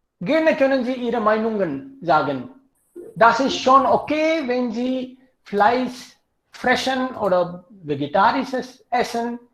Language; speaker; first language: German; non-native, fluent; Hindi